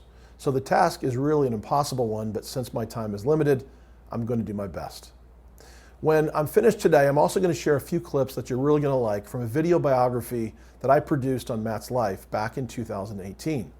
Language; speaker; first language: English; native; English